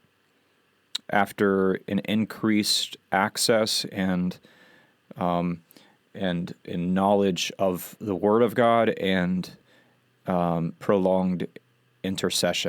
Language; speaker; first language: English; native; English